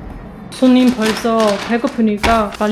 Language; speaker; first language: Korean; non-native, learner; German